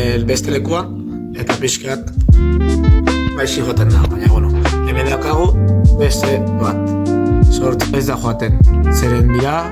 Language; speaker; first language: Basque; non-native, local second language; Spanish